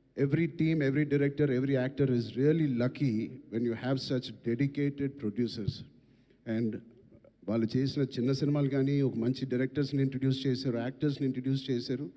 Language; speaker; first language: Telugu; native; Telugu